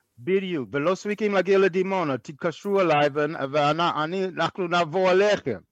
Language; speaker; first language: Hebrew; non-native, fluent; English